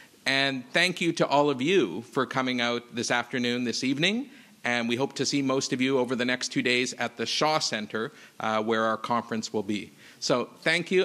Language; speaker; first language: English; native; English